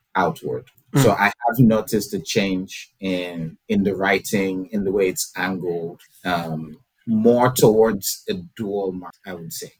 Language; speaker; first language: English; non-native, local second language; Yoruba